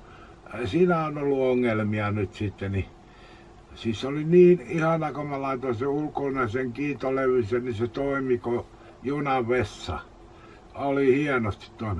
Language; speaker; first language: Finnish; native; Finnish